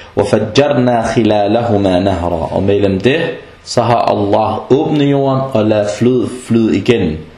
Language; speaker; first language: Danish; non-native, fluent; Arabic